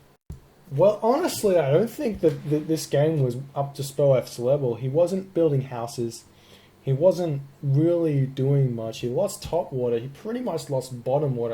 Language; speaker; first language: English; native; English